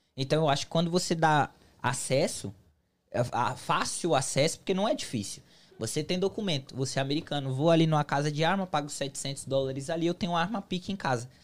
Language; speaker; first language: Portuguese; native; Portuguese